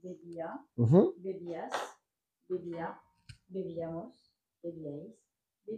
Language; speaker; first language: Spanish; non-native, learner; French